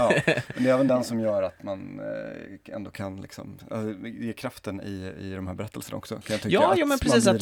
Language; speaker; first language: Swedish; native; Swedish